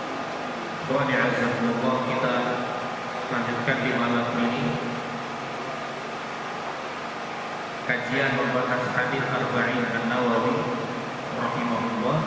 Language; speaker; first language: Indonesian; native; Indonesian